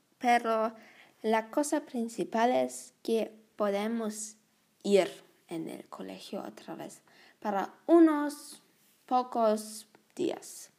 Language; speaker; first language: Spanish; non-native, learner; German